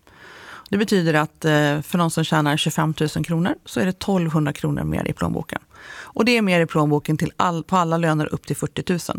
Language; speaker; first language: Swedish; native; Swedish